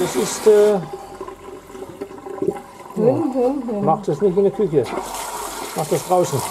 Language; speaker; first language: German; native; German